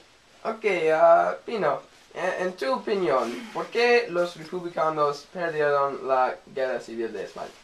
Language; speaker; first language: Spanish; non-native, learner; English